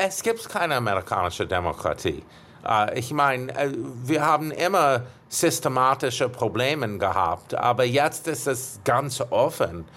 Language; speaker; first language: German; non-native, fluent; English